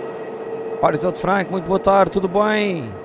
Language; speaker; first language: Portuguese; native; Portuguese